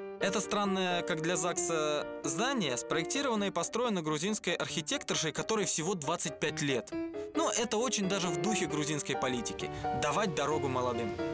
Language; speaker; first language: Russian; native; Russian